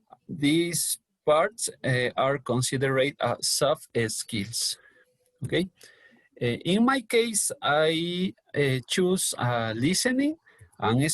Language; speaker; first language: English; non-native, learner; Spanish